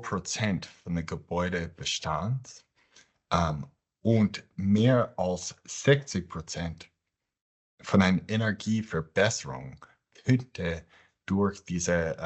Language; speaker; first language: German; non-native, fluent; English